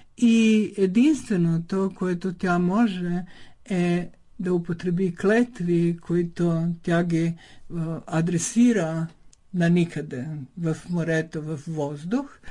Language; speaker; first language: Bulgarian; early bilingual, heritage; Croatian